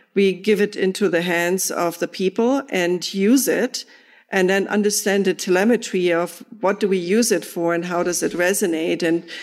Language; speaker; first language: English; non-native, fluent; German